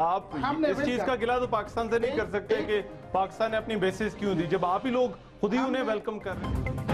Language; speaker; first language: Urdu; native; Urdu